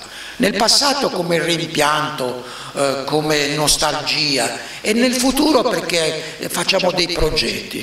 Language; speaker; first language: Italian; native; Italian